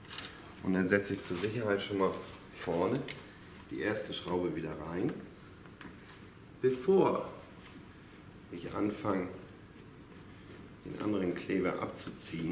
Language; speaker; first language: German; native; German